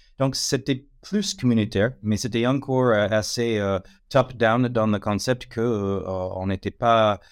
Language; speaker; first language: French; non-native, fluent; English